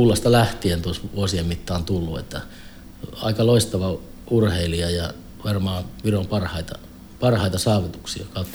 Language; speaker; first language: Finnish; native; Finnish